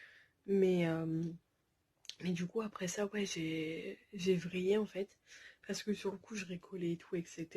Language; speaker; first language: French; native; French